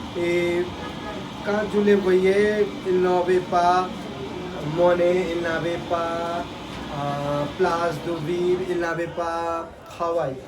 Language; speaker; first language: French; non-native, learner; Hindi